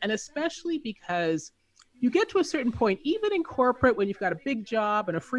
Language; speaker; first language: English; native; English